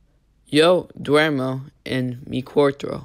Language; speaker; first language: Spanish; non-native, learner; English